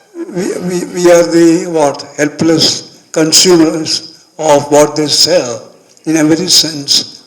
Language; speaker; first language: English; non-native, local second language; Malayalam